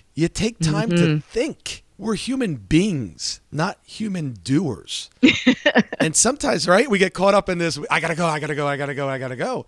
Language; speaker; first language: English; native; English